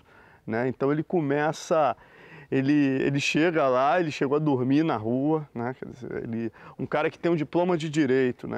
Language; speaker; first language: Portuguese; native; Portuguese